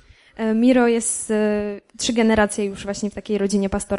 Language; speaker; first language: Polish; native; Polish